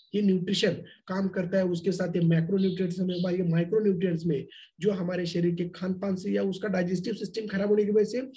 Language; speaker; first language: Hindi; non-native, local second language; Marathi